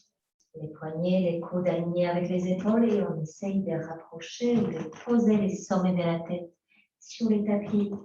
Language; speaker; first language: French; native; French